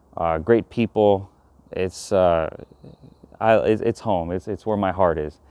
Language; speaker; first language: English; native; English